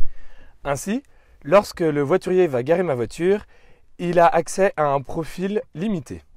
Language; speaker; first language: French; native; French